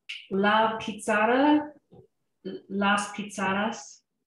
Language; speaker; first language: Spanish; non-native, learner; English